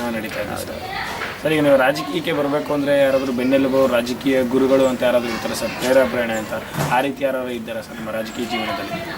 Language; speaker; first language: Kannada; native; Kannada